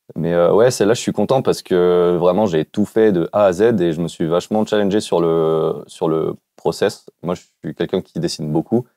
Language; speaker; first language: French; native; French